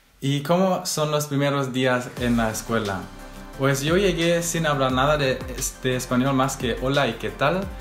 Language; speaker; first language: Spanish; non-native, fluent; German